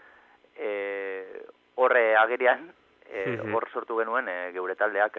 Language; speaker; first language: Basque; non-native, local second language; Spanish